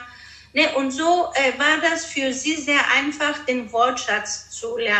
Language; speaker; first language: German; early bilingual, other home language; Greek